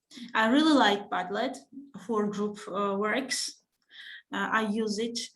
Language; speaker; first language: English; non-native, fluent; Georgian